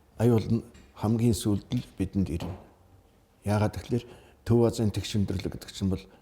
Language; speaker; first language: Mongolian; native; Mongolian